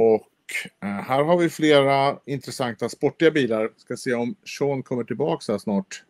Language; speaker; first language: Swedish; native; Swedish